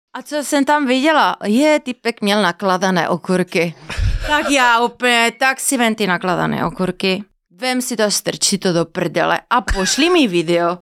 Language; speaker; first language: Czech; non-native, fluent; Spanish